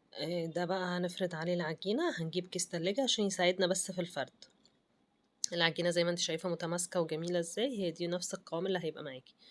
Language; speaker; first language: Arabic; native; Arabic